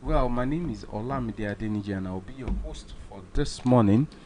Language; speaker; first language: English; non-native, local second language; Yoruba